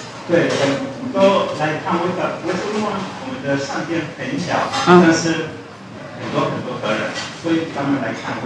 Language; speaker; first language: Chinese; non-native, learner; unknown